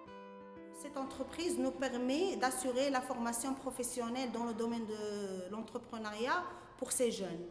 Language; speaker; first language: French; non-native, local second language; Arabic